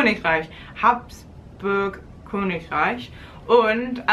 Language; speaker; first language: German; non-native, learner; English